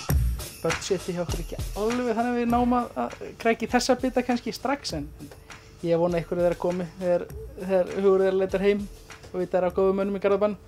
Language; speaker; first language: Icelandic; native; Icelandic